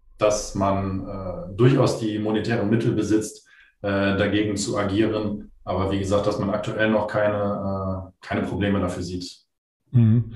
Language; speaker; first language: German; native; German